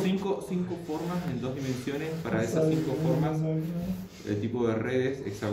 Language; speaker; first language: Spanish; native; Spanish